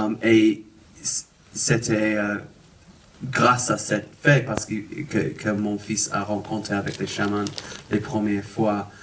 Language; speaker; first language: French; non-native, fluent; English